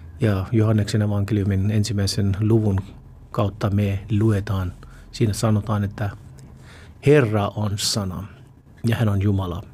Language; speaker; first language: Finnish; non-native, fluent; Urdu